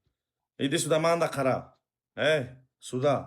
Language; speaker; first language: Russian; non-native, learner; Uzbek